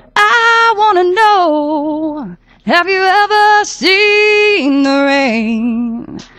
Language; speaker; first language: English; native; English